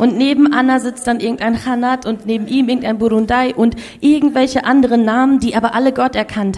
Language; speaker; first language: German; native; German